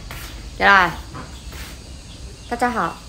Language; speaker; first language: Chinese; non-native, fluent; Vietnamese